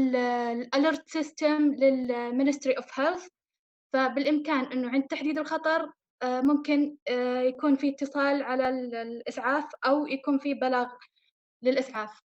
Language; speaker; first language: Arabic; native; Arabic